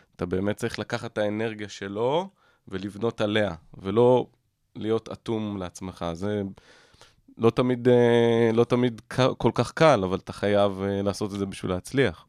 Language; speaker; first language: Hebrew; native; Hebrew